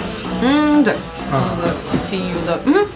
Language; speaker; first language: Chinese; non-native, learner; Polish